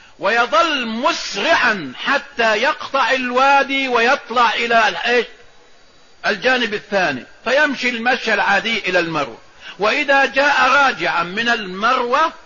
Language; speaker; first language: Arabic; native; Arabic